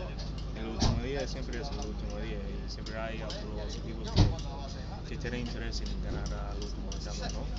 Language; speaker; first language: Spanish; non-native, fluent; English